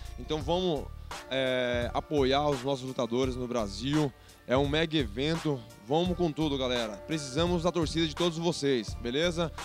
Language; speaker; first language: Portuguese; native; Portuguese